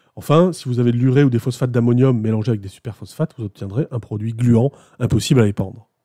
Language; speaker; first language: French; native; French